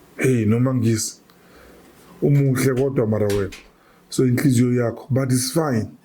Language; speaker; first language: Zulu; native; Zulu